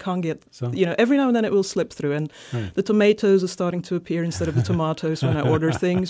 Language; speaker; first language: English; non-native, fluent; Dutch